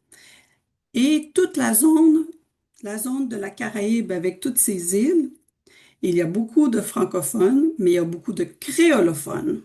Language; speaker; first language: French; native; French